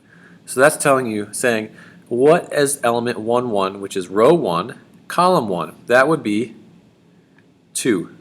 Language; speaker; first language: English; native; English